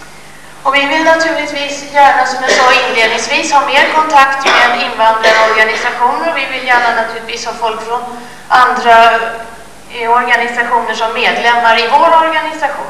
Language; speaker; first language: Swedish; native; Swedish